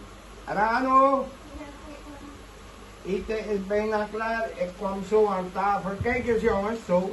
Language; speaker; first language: Dutch; non-native, local second language; Caribbean Hindustani